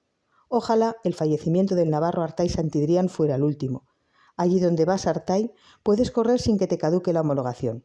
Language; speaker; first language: Spanish; native; Spanish